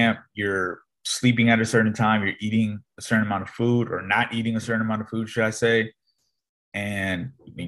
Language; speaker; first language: English; native; English